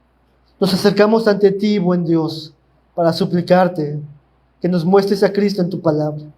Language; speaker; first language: Spanish; native; Spanish